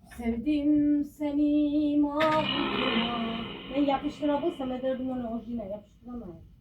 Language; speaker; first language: Turkish; native; Turkish